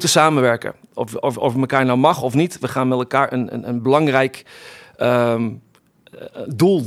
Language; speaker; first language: Dutch; native; Dutch